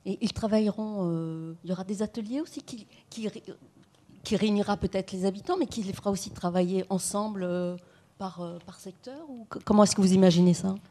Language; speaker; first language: French; native; French